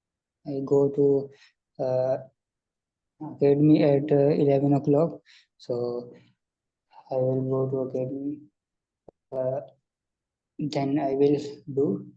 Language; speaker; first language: English; non-native, learner; Urdu